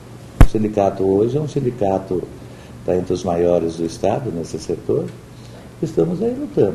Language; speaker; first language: Portuguese; native; Portuguese